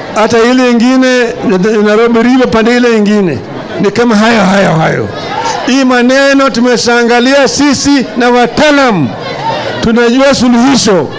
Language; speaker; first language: Swahili; non-native, local second language; Luo (Kenya and Tanzania)